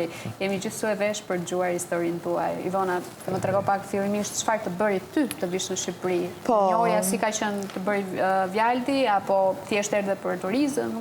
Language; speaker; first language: Albanian; native; Albanian